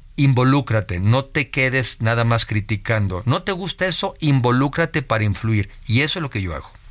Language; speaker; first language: Spanish; native; Spanish